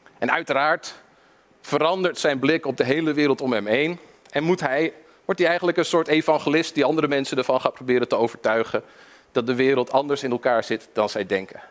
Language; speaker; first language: Dutch; early bilingual, other home language; English